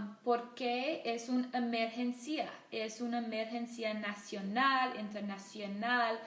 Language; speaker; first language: Spanish; non-native, learner; English